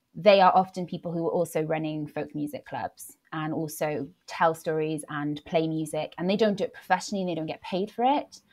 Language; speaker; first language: English; native; English